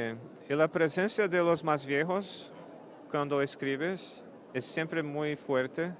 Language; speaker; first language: Spanish; non-native, fluent; Portuguese